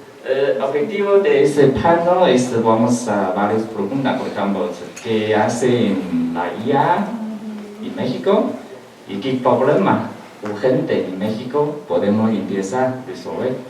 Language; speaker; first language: Spanish; non-native, learner; Chinese